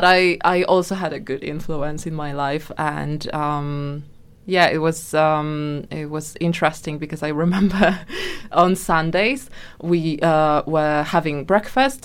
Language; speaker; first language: English; non-native, fluent; Polish